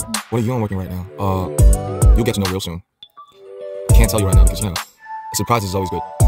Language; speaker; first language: English; non-native, fluent; Korean